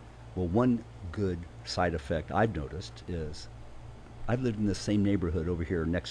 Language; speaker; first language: English; native; English